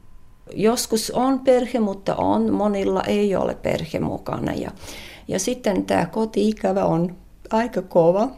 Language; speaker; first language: Finnish; non-native, learner; Latvian